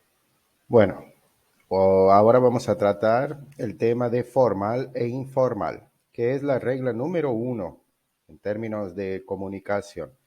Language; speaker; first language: Spanish; non-native, fluent; Portuguese